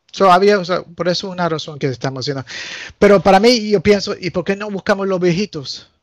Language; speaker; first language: Spanish; early bilingual, heritage; Spanish